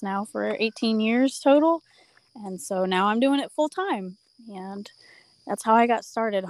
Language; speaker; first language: English; native; English